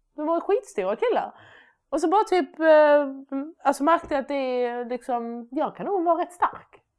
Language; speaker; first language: Swedish; early bilingual, other home language; Persian